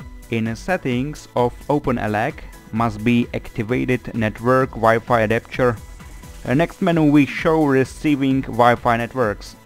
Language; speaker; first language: English; non-native, learner; Czech